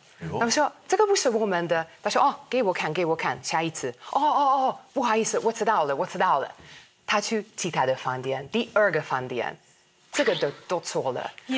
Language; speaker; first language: Chinese; non-native, fluent; Hungarian